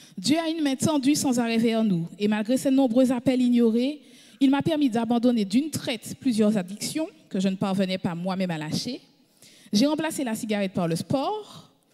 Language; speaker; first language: French; native; French